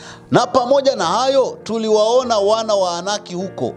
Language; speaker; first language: Swahili; native; Swahili